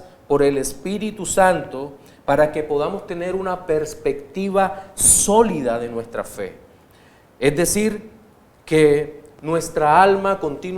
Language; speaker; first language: Spanish; native; Spanish